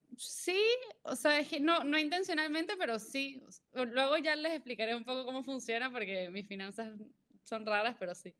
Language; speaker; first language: Spanish; native; Spanish